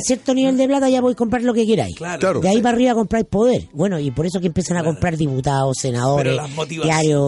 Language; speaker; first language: Spanish; native; Spanish